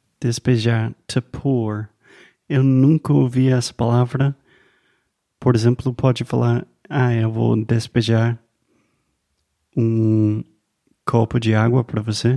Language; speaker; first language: Portuguese; non-native, fluent; English